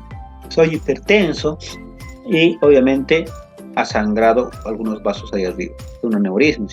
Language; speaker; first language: Spanish; native; Spanish